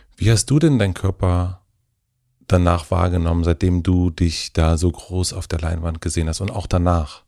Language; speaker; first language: German; native; German